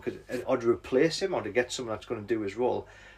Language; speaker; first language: English; native; English